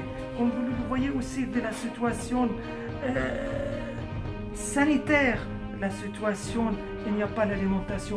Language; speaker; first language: French; non-native, fluent; Arabic